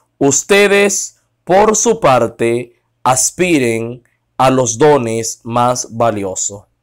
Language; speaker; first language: Spanish; non-native, fluent; Haitian Creole